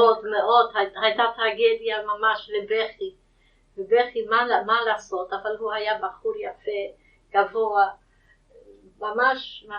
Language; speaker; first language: Hebrew; non-native, fluent; Yiddish